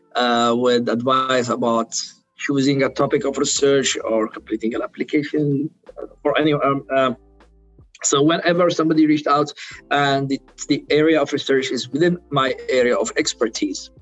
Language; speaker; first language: English; non-native, fluent; Arabic